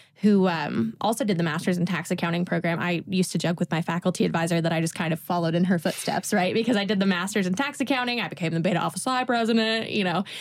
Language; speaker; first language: English; native; English